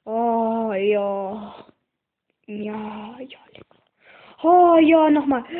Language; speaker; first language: German; native; German